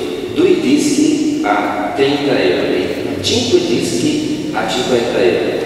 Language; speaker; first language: Italian; non-native, fluent; Portuguese